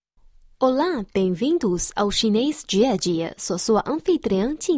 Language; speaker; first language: Portuguese; non-native, fluent; Chinese